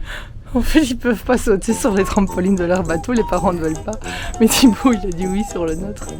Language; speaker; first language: French; native; French